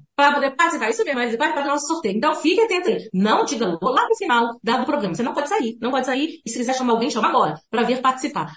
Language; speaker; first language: Portuguese; native; Portuguese